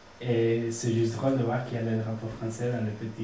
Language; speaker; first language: French; non-native, fluent; Spanish